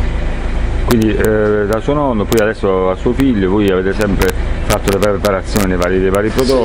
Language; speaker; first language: Italian; native; Italian